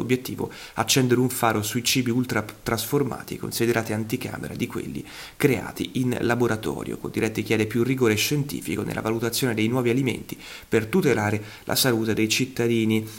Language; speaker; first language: Italian; native; Italian